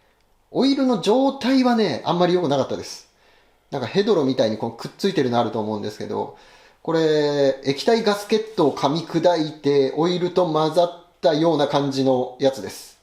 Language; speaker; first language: Japanese; native; Japanese